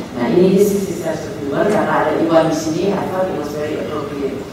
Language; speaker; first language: English; non-native, fluent; Indonesian